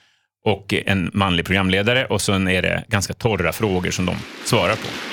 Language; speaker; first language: Swedish; native; Swedish